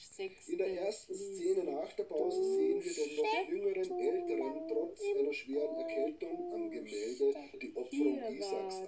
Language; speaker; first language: German; native; German